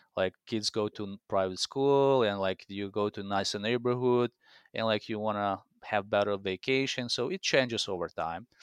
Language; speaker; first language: English; non-native, fluent; Russian